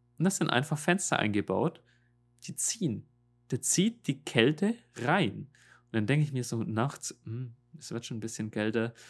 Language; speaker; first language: German; native; German